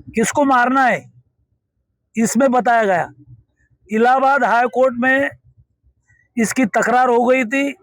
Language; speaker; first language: Hindi; non-native, local second language; Marathi